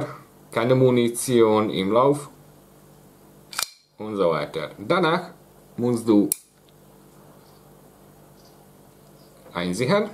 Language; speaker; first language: German; non-native, learner; Hungarian